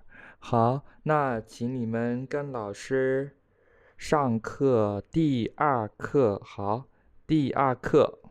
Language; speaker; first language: Chinese; non-native, fluent; Khmer